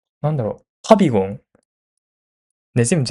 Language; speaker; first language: Cantonese; non-native, learner; Japanese